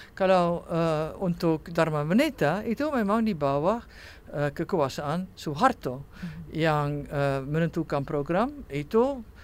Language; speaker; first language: Indonesian; non-native, fluent; Dutch